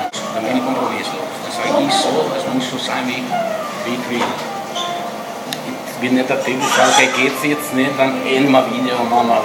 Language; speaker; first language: German; non-native, fluent; Italian